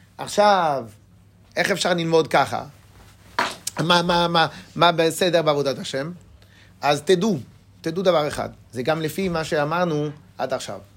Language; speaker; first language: Hebrew; non-native, fluent; French